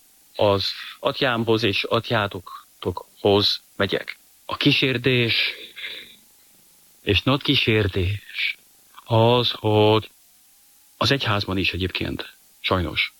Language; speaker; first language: Hungarian; non-native, fluent; French